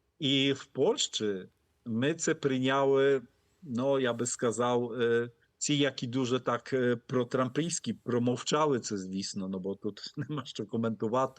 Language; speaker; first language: Polish; non-native, fluent; Ukrainian